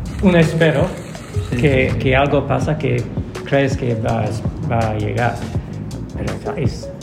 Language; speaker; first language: Spanish; non-native, learner; English